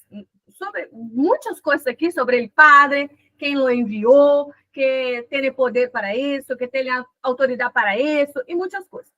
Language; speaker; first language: Spanish; non-native, fluent; Portuguese